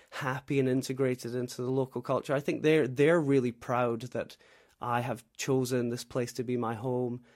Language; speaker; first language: English; native; English